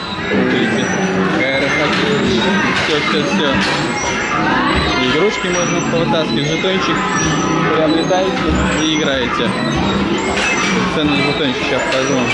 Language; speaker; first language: Russian; native; Russian